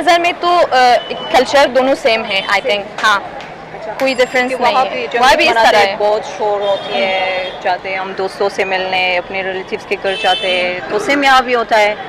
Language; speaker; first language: Hindi; non-native, fluent; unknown